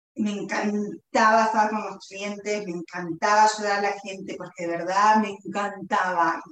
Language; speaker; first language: Spanish; native; Spanish